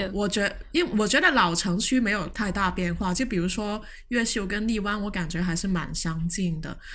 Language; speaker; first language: Chinese; non-native, local second language; Cantonese